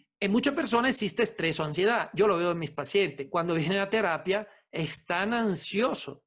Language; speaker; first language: Spanish; non-native, fluent; Italian